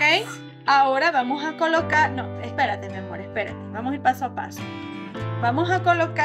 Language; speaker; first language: Spanish; native; Spanish